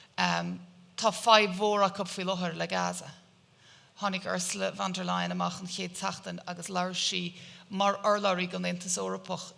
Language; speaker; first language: Irish; native; Irish